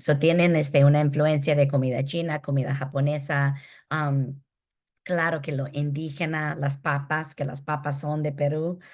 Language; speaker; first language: Spanish; early bilingual, heritage; Spanish